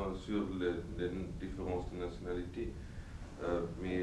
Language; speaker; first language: French; non-native, learner; German